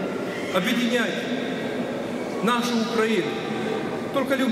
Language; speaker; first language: Russian; non-native, local second language; Ukrainian